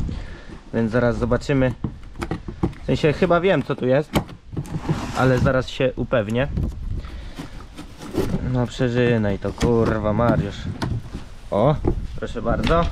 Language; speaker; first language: Polish; native; Polish